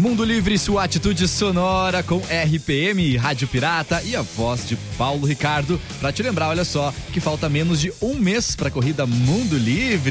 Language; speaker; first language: Portuguese; native; Portuguese